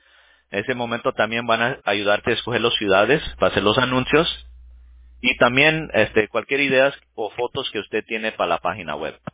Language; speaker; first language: Spanish; early bilingual, heritage; English